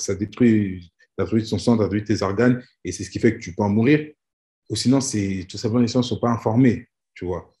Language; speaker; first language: French; native; French